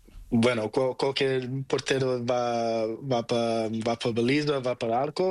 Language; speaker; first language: Spanish; non-native, learner; Portuguese